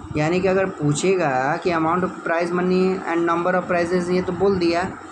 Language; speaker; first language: Hindi; native; Hindi